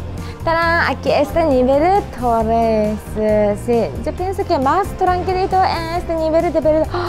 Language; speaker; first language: Spanish; non-native, learner; Japanese